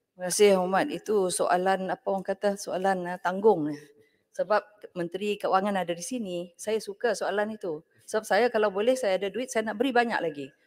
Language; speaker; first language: Malay; native; Malay